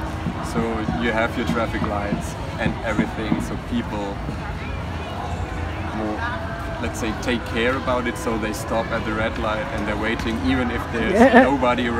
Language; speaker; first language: English; non-native, fluent; German